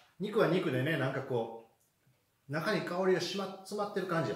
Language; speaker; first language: Japanese; native; Japanese